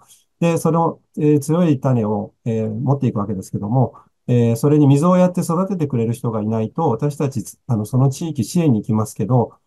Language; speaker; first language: Japanese; native; Japanese